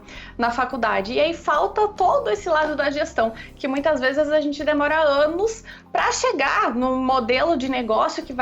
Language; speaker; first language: Portuguese; native; Portuguese